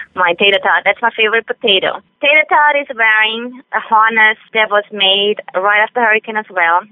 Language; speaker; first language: English; non-native, fluent; Swiss German